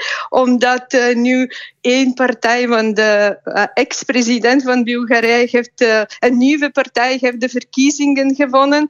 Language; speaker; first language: Dutch; non-native, fluent; Bulgarian